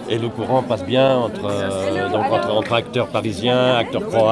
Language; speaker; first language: French; native; French